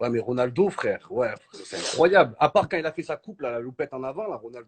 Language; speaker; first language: French; native; French